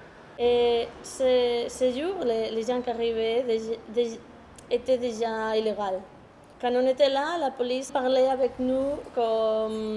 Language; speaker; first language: French; non-native, fluent; Spanish